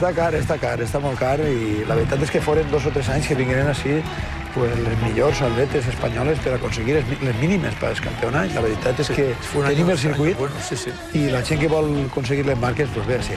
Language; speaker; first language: Catalan; native; Catalan